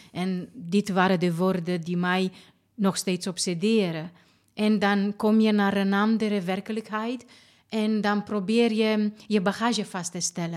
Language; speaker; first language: Dutch; non-native, fluent; Romanian